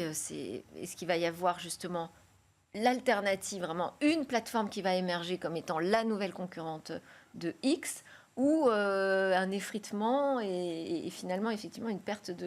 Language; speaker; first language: French; native; French